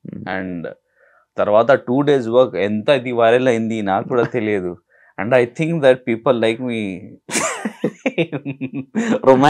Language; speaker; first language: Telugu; non-native, learner; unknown